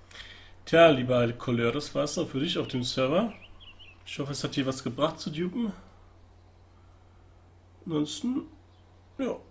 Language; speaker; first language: German; native; German